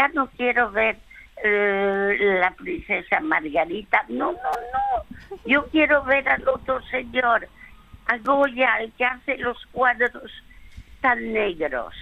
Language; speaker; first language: Spanish; early bilingual, other home language; French